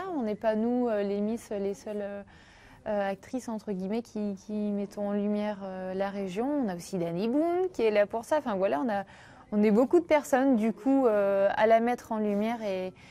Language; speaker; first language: French; native; French